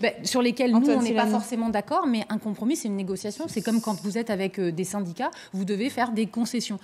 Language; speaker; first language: French; native; French